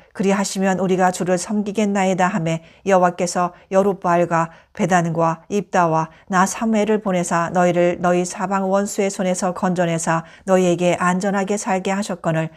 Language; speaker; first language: Korean; native; Korean